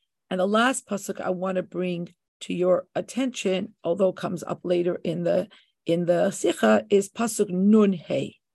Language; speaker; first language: English; native; English